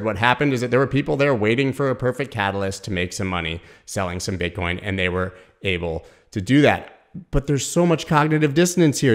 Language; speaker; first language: English; native; English